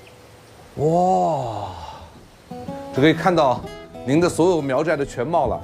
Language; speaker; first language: Chinese; native; Chinese